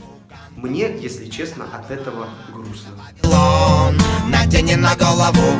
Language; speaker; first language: Russian; native; Russian